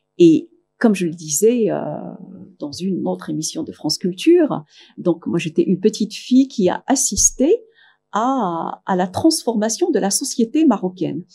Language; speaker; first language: French; non-native, local second language; Arabic